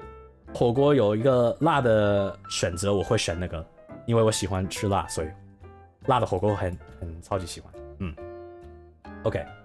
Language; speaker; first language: Chinese; non-native, learner; English